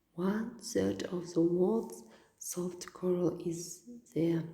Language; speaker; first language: English; non-native, fluent; Kazakh